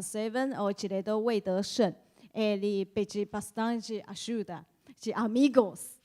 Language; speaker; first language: Portuguese; non-native, learner; Chinese